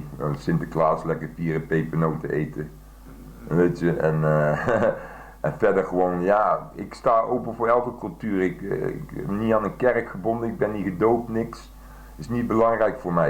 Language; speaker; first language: Dutch; native; Dutch